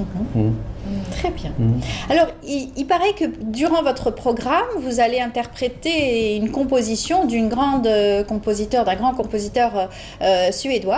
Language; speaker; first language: French; native; French